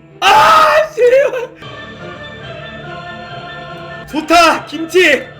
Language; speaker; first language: Korean; native; Korean